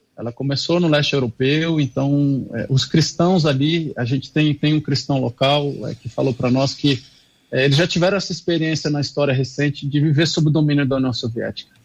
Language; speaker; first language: Portuguese; non-native, fluent; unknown